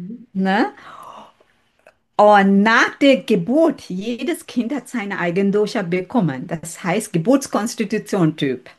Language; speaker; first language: German; non-native, learner; Sinhala